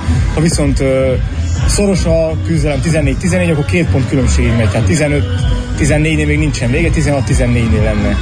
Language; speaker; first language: Hungarian; native; Hungarian